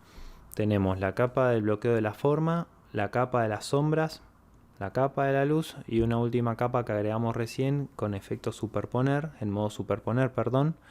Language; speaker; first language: Spanish; native; Spanish